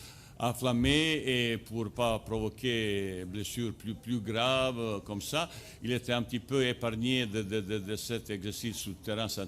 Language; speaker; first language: French; non-native, fluent; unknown